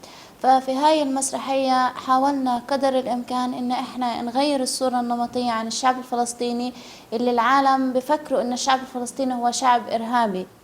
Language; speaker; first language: Arabic; native; Arabic